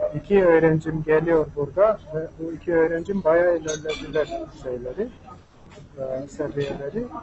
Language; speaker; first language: Turkish; non-native, fluent; Armenian